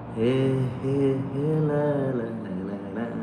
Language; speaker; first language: Arabic; non-native, learner; Bangla